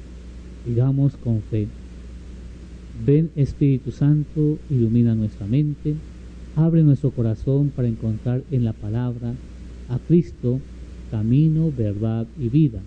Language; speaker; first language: Spanish; native; Spanish